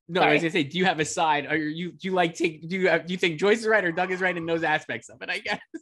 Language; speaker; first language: English; native; English